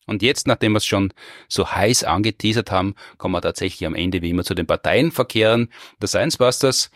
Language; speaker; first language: German; native; German